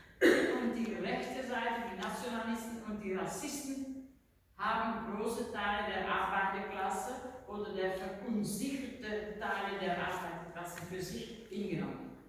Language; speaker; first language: German; non-native, learner; Dutch